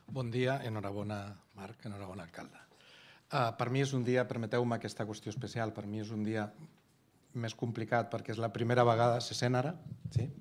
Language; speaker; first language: Catalan; non-native, local second language; Spanish